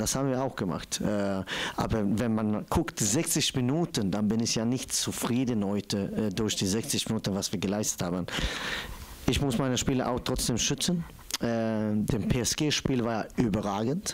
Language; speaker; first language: German; non-native, fluent; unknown